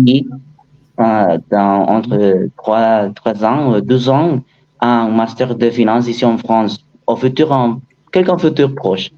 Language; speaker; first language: French; non-native, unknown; Spanish